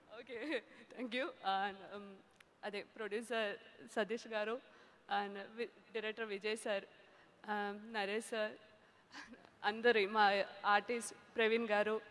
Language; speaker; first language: Telugu; non-native, learner; Malayalam